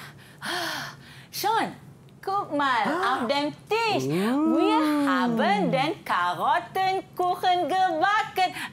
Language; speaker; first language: German; non-native, fluent; Malay